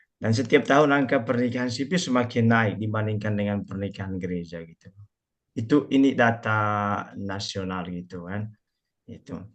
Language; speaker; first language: Indonesian; non-native, local second language; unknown